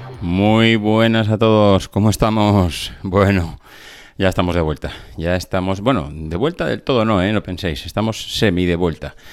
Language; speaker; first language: Spanish; native; Spanish